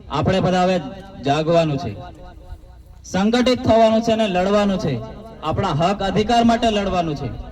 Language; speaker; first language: Gujarati; non-native, local second language; Rathawi